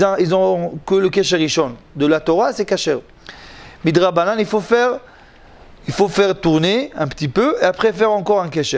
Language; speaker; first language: French; non-native, learner; Hebrew